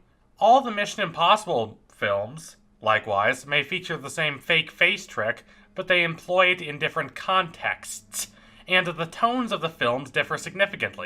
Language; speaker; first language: English; native; English